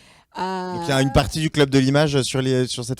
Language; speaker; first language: French; native; French